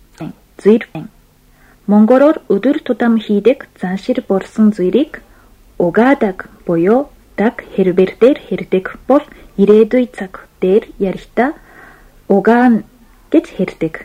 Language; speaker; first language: Mongolian; non-native, fluent; Japanese